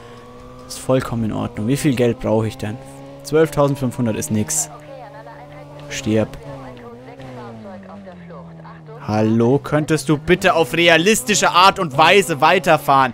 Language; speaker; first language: German; native; German